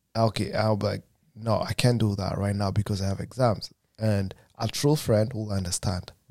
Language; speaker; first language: English; non-native, local second language; Kikuyu